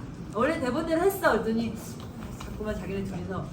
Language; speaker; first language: Korean; native; Korean